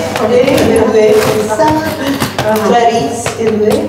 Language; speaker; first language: French; non-native, fluent; Romanian